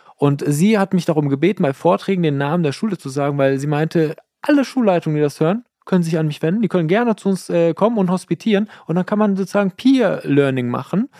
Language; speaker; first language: German; early bilingual, other home language; Persian